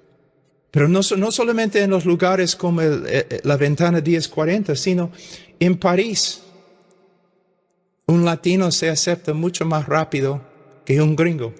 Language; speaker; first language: Spanish; non-native, fluent; English